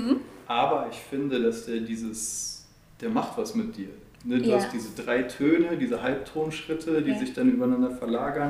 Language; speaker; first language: German; native; German